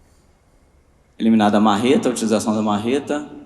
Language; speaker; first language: Portuguese; native; Portuguese